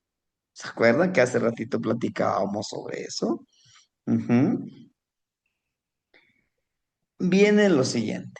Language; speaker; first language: Spanish; native; Spanish